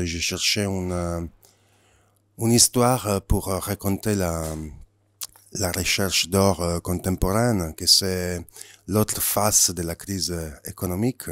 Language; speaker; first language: French; non-native, fluent; Italian